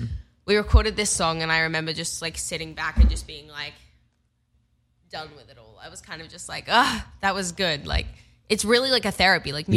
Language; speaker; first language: English; native; English